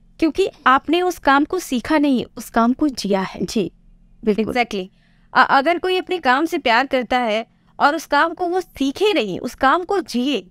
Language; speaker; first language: Hindi; native; Hindi